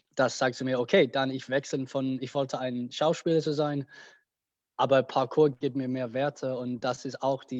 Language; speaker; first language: German; non-native, learner; English